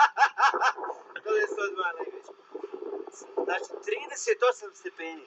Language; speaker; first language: Croatian; early bilingual, heritage; Croatian